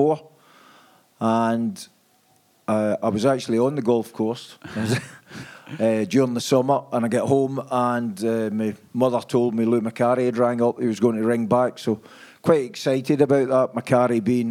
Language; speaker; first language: English; native; English